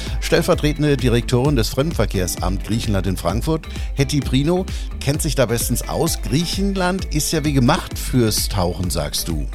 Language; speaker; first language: German; native; German